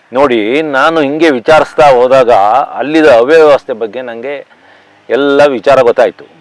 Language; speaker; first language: Kannada; native; Kannada